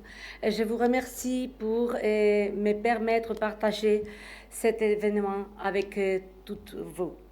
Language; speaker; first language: French; non-native, fluent; Spanish